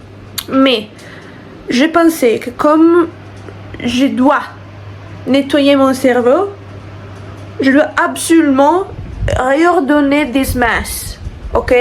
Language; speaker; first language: French; non-native, fluent; Italian